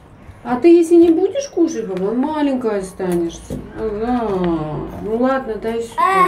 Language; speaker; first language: Russian; native; Russian